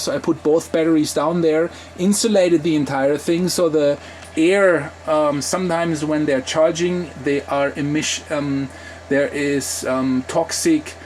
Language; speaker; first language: English; non-native, fluent; German